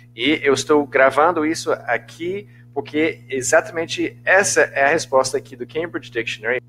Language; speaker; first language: Portuguese; non-native, fluent; English